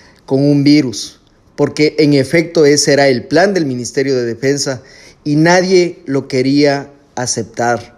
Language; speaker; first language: Spanish; native; Spanish